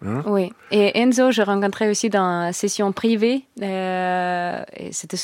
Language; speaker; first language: French; non-native, learner; Russian